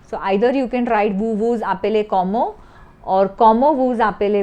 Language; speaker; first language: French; non-native, fluent; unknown